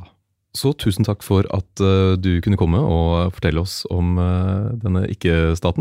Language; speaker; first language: Norwegian; native; Norwegian